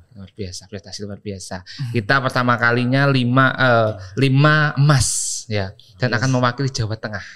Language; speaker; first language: Indonesian; native; Indonesian